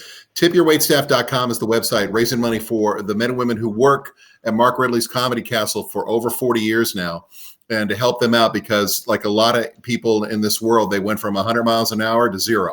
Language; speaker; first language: English; native; English